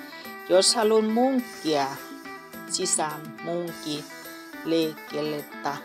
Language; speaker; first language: Finnish; non-native, learner; Northeastern Thai